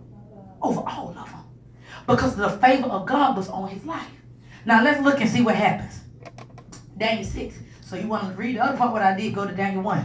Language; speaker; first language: English; native; English